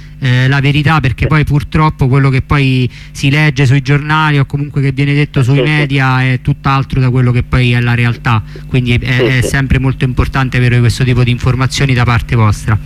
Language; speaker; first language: Italian; native; Italian